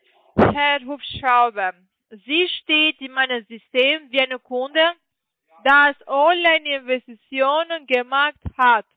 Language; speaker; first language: German; non-native, learner; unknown